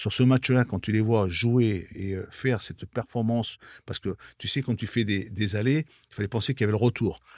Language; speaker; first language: French; native; French